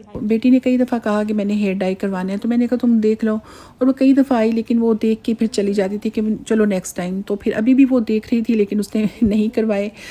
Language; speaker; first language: Urdu; native; Urdu